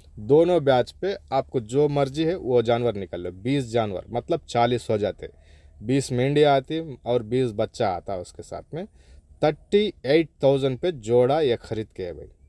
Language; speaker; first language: Hindi; non-native, local second language; Urdu